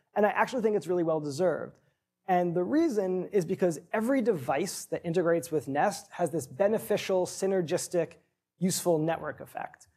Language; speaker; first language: English; native; English